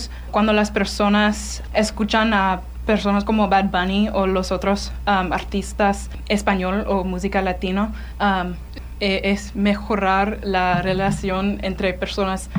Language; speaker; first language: Spanish; non-native, learner; English